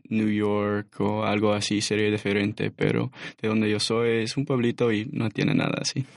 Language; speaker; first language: Spanish; non-native, learner; English